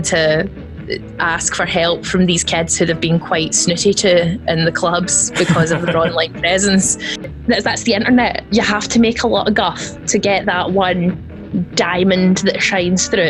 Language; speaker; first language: English; native; English